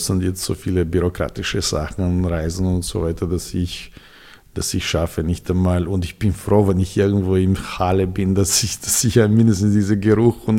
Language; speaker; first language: German; non-native, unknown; Serbian